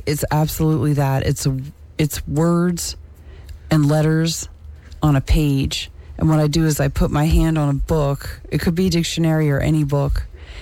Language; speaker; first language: English; native; English